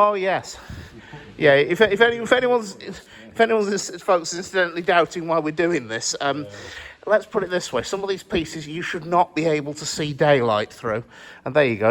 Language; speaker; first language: English; native; English